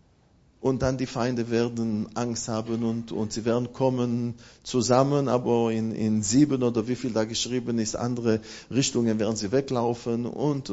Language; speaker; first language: German; non-native, fluent; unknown